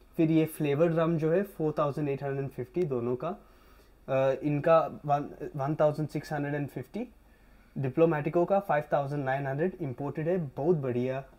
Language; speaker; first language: Hindi; non-native, local second language; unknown